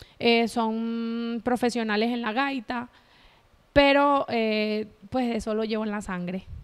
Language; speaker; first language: Spanish; native; Spanish